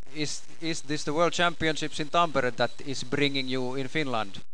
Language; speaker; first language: English; non-native, fluent; Finnish